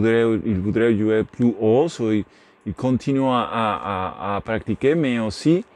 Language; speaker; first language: French; non-native, learner; Spanish